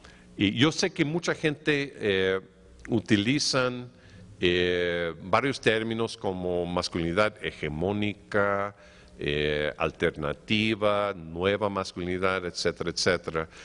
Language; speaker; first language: Spanish; non-native, fluent; English